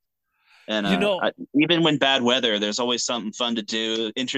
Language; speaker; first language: English; native; English